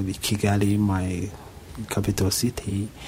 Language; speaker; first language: English; non-native, local second language; Kinyarwanda